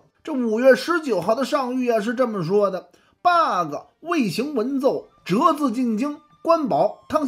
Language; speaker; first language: Chinese; native; Chinese